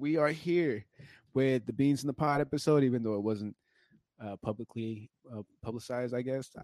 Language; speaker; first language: English; early bilingual, other home language; Spanish